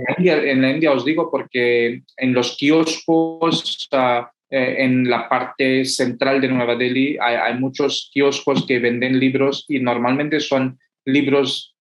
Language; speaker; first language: Spanish; non-native, fluent; Hindi